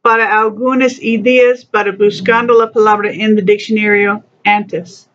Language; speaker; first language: Spanish; non-native, learner; English